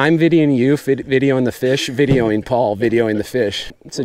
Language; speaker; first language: English; native; English